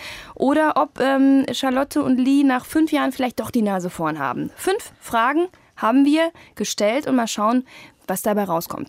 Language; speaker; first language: German; native; German